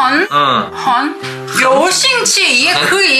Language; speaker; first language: Chinese; non-native, learner; Korean